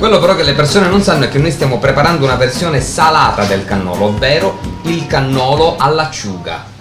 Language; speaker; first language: Italian; native; Italian